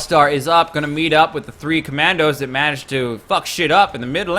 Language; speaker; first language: English; native; English